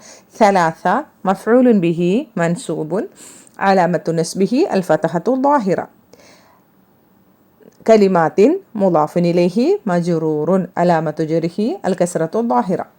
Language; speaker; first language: Arabic; non-native, fluent; Malayalam